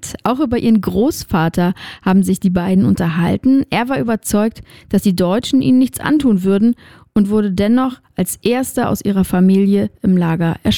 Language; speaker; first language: German; native; German